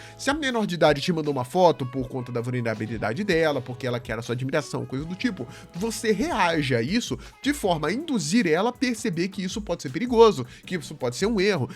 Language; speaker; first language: Portuguese; native; Portuguese